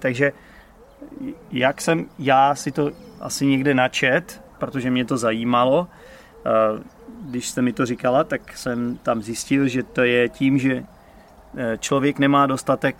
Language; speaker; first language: Czech; native; Czech